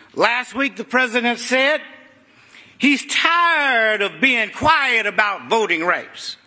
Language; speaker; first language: English; native; English